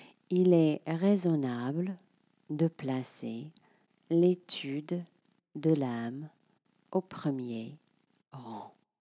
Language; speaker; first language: French; non-native, fluent; English